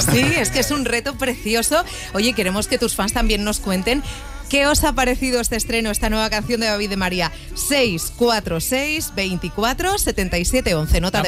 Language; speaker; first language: Spanish; native; Spanish